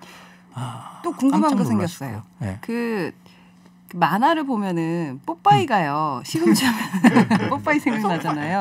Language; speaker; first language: Korean; native; Korean